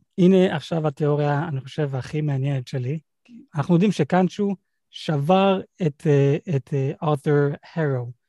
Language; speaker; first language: Hebrew; native; Hebrew